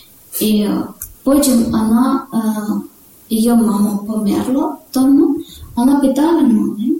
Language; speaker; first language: Ukrainian; non-native, learner; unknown